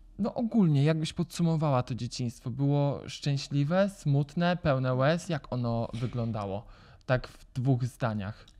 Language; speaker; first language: Polish; native; Polish